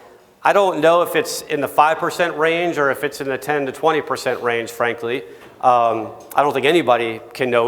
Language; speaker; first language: English; native; English